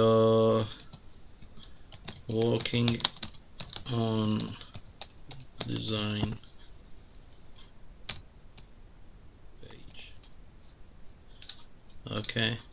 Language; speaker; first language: English; non-native, fluent; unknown